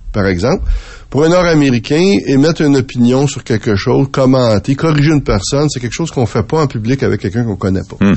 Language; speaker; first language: French; native; French